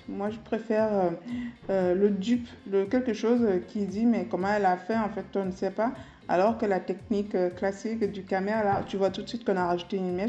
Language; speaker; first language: French; native; French